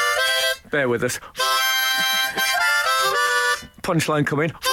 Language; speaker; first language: English; native; English